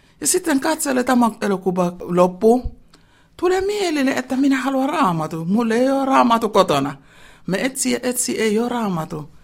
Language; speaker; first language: Finnish; non-native, learner; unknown